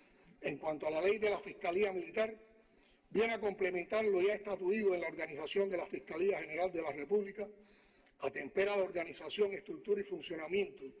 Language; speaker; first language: Spanish; native; Spanish